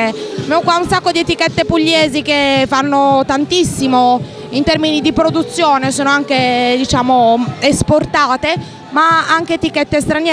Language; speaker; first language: Italian; native; Italian